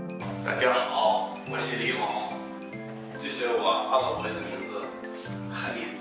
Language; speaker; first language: Chinese; non-native, fluent; Arabic